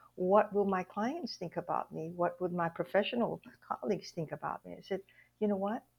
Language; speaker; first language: English; native; English